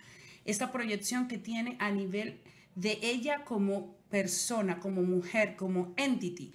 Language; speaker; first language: Spanish; native; Spanish